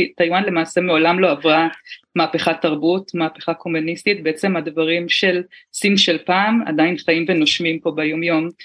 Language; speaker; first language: Hebrew; native; Hebrew